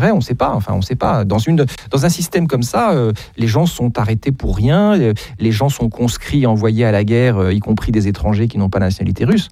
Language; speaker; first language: French; native; French